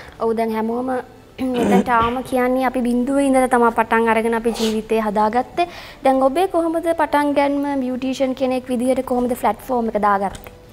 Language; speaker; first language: Sinhala; native; Sinhala